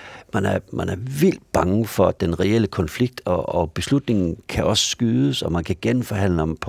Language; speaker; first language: Danish; native; Danish